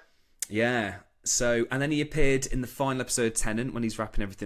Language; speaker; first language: English; native; English